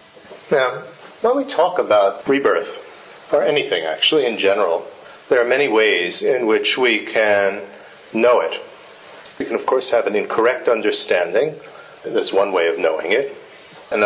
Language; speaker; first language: English; native; English